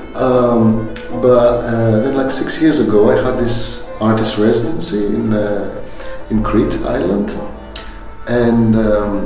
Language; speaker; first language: English; non-native, fluent; Greek